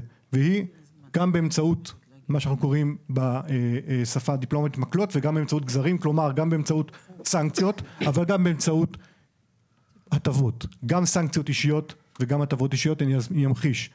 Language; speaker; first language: Hebrew; native; Hebrew